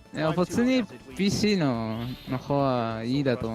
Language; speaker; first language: Japanese; non-native, learner; Spanish